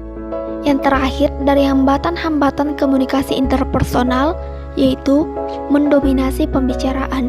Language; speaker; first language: Indonesian; native; Indonesian